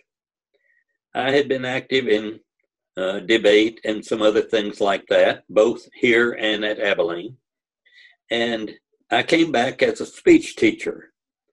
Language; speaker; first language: English; native; English